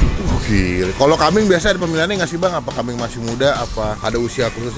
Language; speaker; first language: Indonesian; native; Indonesian